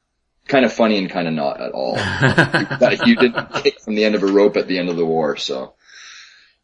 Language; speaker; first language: English; native; English